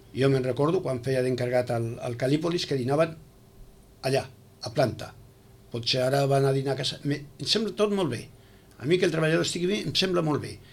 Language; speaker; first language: Catalan; native; Catalan